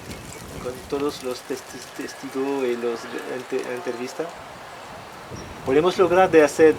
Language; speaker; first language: Spanish; non-native, learner; French